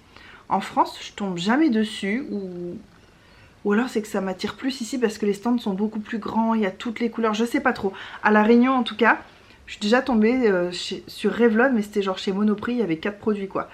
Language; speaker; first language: French; native; French